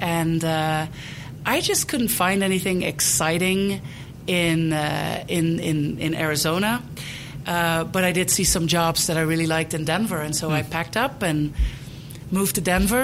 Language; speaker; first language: English; non-native, fluent; Dutch